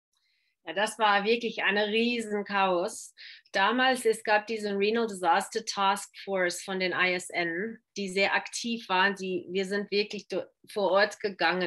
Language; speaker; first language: German; non-native, fluent; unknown